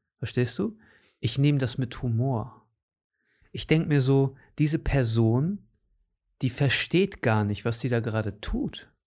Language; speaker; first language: German; native; German